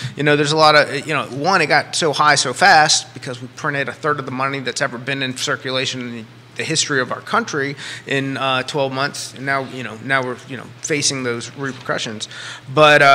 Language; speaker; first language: English; native; English